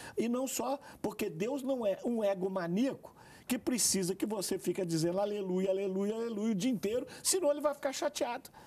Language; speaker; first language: Portuguese; native; Portuguese